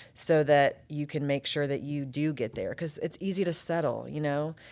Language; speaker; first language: English; native; English